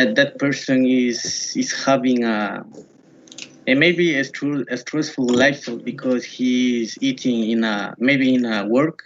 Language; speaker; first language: English; non-native, learner; Spanish